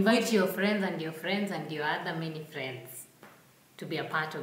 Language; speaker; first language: English; non-native, local second language; Swahili